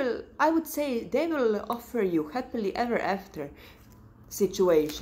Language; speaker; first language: English; non-native, fluent; Serbian